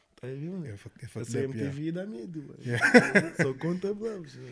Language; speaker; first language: Portuguese; early bilingual, heritage; English